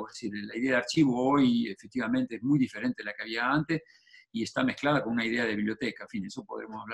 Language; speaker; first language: Spanish; native; Spanish